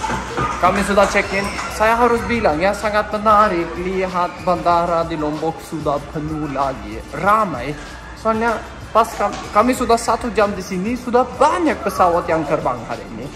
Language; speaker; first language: Indonesian; non-native, fluent; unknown